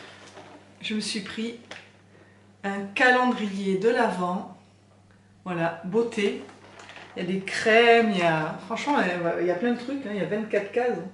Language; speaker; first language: French; native; French